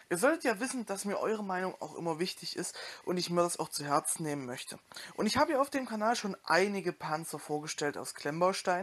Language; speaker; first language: German; native; German